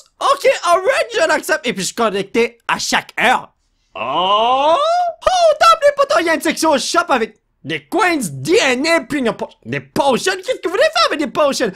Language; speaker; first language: French; native; French